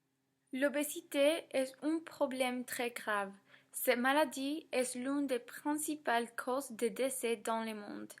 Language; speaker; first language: French; non-native, learner; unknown